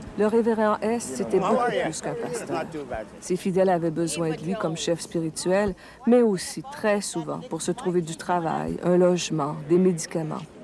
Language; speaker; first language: French; native; French